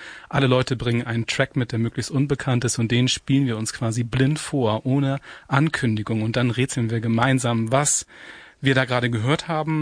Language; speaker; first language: German; native; German